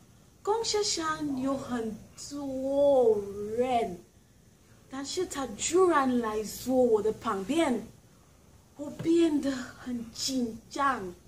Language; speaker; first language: Chinese; non-native, learner; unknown